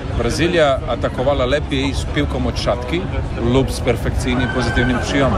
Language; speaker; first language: Polish; non-native, learner; Serbian